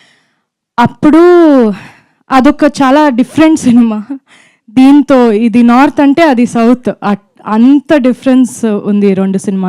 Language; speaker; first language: Telugu; non-native, fluent; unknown